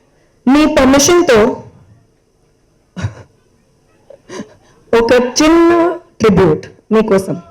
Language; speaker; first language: Telugu; non-native, learner; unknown